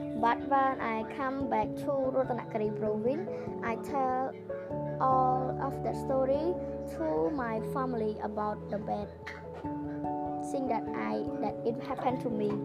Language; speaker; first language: English; non-native, learner; Khmer